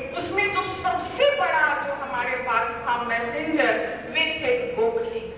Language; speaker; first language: Hindi; native; Hindi